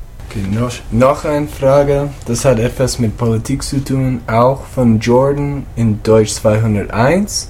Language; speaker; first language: German; non-native, learner; English